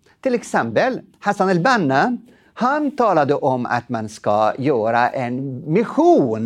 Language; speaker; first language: Swedish; non-native, fluent; Arabic